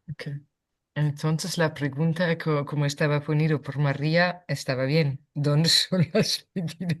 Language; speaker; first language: Spanish; non-native, fluent; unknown